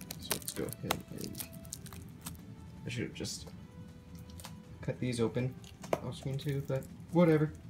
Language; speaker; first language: English; native; English